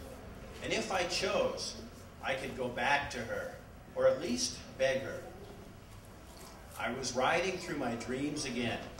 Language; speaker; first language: English; native; English